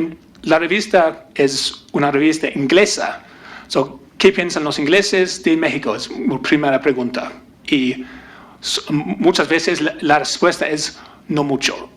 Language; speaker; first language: Spanish; non-native, learner; English